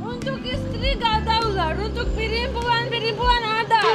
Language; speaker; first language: Indonesian; non-native, learner; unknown